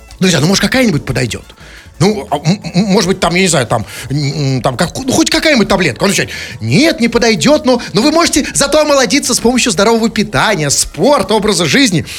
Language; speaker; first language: Russian; native; Russian